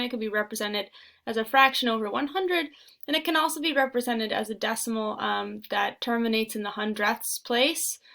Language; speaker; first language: English; native; English